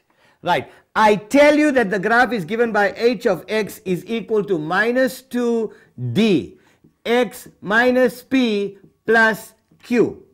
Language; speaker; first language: English; native; English